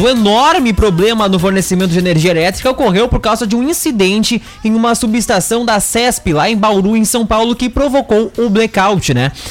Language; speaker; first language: Portuguese; native; Portuguese